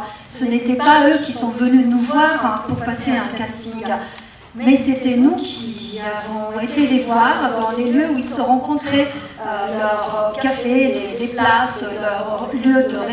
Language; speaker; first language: French; native; French